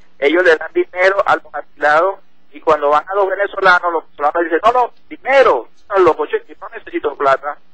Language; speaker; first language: Spanish; native; Spanish